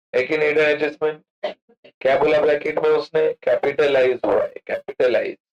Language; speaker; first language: Hindi; non-native, local second language; Marathi